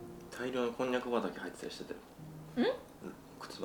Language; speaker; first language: Japanese; native; Japanese